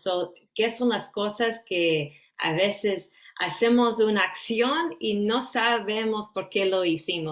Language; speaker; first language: Spanish; early bilingual, heritage; Spanish